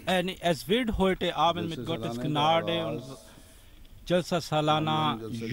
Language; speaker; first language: German; non-native, fluent; Urdu